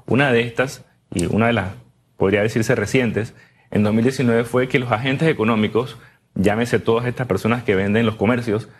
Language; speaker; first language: Spanish; native; Spanish